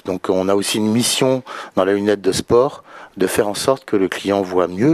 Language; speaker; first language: French; native; French